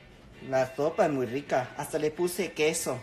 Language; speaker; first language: Spanish; non-native, learner; English